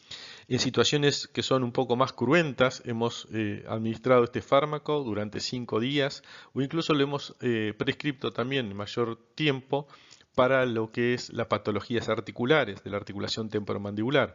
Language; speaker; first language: Spanish; native; Spanish